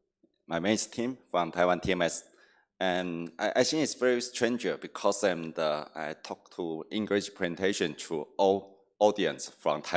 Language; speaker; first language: English; non-native, learner; Chinese